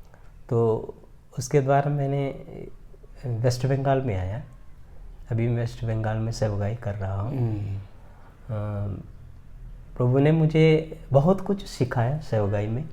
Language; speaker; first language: Hindi; non-native, local second language; Malayalam